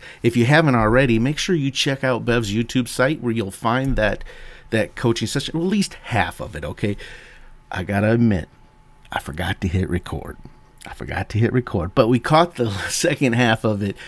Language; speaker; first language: English; native; English